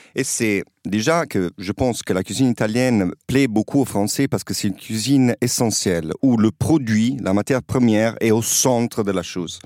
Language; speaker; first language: French; non-native, fluent; Italian